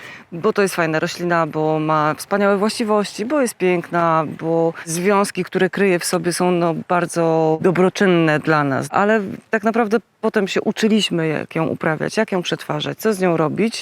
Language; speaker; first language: Polish; native; Polish